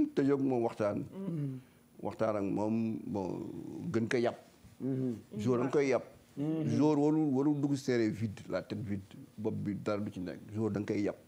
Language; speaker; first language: Wolof; native; Wolof